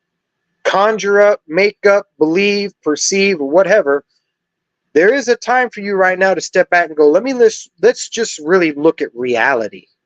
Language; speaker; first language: English; native; English